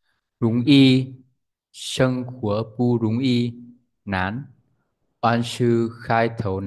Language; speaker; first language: Chinese; non-native, learner; Vietnamese